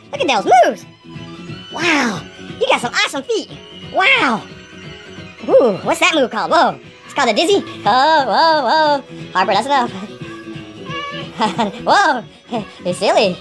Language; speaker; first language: English; native; English